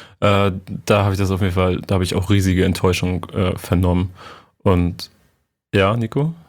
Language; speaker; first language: German; native; German